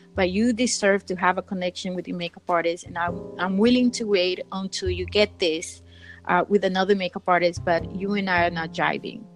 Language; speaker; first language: English; early bilingual, other home language; Spanish